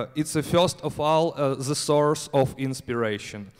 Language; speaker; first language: English; non-native, learner; Russian